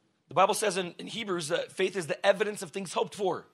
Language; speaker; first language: English; early bilingual, other home language; Russian